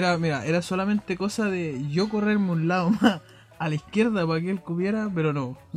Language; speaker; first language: Spanish; native; Spanish